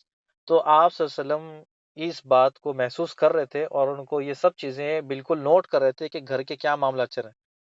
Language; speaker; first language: Urdu; native; Urdu